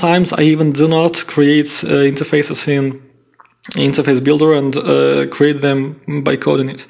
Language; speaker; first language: English; non-native, fluent; Russian